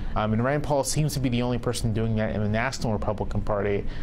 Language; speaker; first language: English; native; English